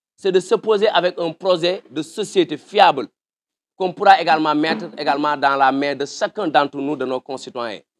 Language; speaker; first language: French; non-native, local second language; Wolof